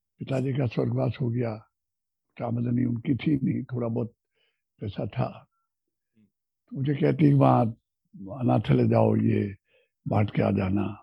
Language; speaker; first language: Hindi; native; Hindi